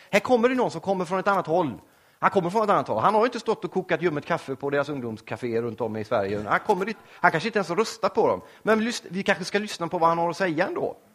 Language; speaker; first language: Swedish; native; Swedish